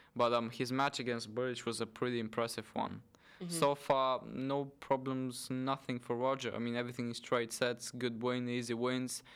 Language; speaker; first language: English; non-native, fluent; Bulgarian